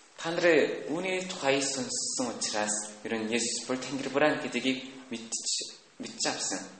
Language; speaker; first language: Mongolian; non-native, learner; Korean